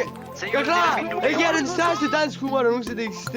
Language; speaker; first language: Danish; native; Danish